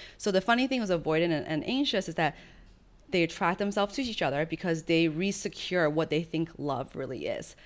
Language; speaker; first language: English; early bilingual, other home language; Chinese